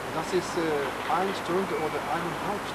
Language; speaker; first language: German; non-native, learner; Swedish